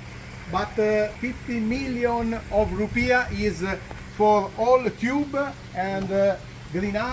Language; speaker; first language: English; non-native, learner; Italian